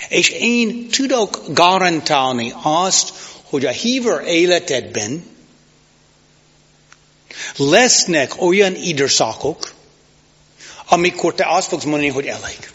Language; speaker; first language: Hungarian; non-native, fluent; English